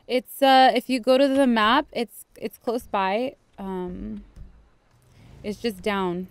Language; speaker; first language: English; native; English